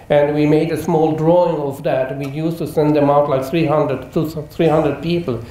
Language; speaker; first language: English; non-native, fluent; German